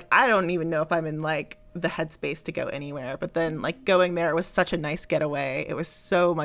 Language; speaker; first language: English; native; English